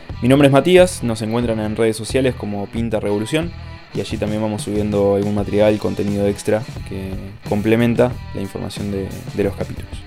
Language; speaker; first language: Spanish; native; Spanish